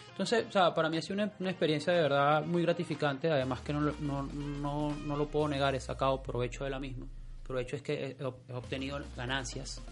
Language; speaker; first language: Spanish; native; Spanish